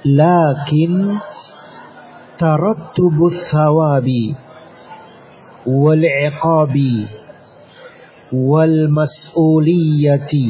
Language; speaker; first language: Arabic; non-native, fluent; Indonesian